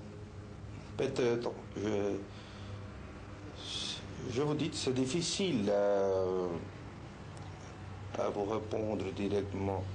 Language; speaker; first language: French; non-native, fluent; Spanish